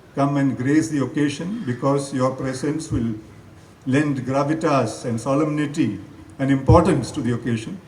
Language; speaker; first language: English; non-native, local second language; Malayalam